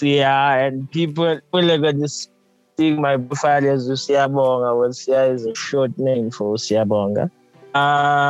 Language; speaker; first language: English; non-native, local second language; Zulu